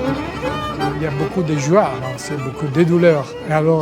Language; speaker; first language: French; non-native, fluent; Italian